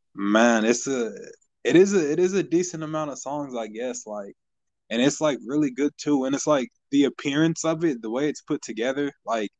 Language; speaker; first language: English; native; English